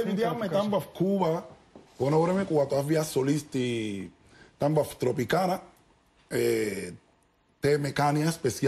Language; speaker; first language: Bulgarian; non-native, learner; Spanish